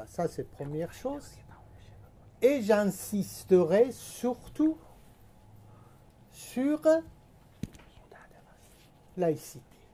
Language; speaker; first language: French; non-native, fluent; Persian